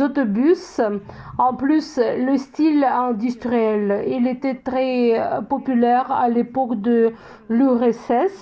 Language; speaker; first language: French; non-native, fluent; Russian